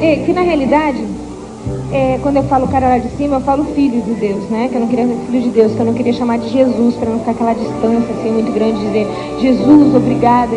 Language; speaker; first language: Portuguese; native; Portuguese